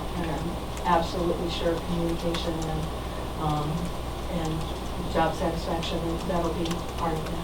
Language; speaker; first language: English; native; English